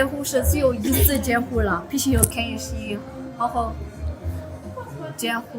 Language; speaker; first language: Chinese; non-native, learner; Amharic